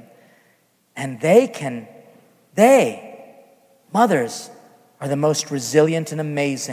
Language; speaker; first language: English; native; English